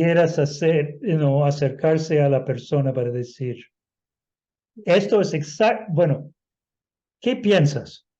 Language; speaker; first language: Spanish; non-native, fluent; English